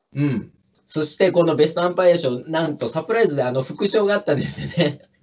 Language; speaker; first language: Japanese; native; Japanese